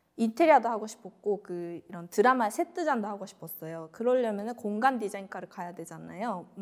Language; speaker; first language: Korean; non-native, fluent; Japanese